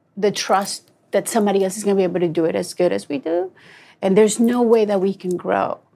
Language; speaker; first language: English; non-native, fluent; Spanish